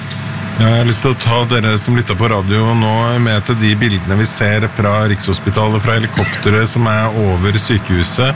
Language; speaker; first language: Norwegian; native; Norwegian